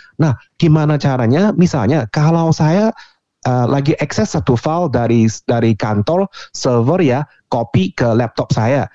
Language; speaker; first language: Indonesian; non-native, fluent; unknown